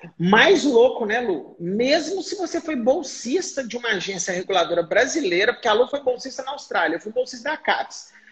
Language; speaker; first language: Portuguese; native; Portuguese